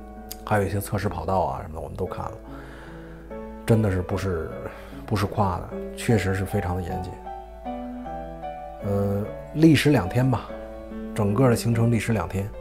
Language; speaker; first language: Chinese; native; Chinese